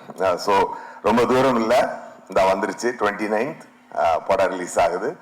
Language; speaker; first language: Tamil; native; Tamil